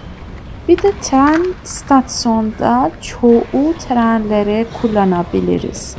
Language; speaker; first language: Turkish; non-native, fluent; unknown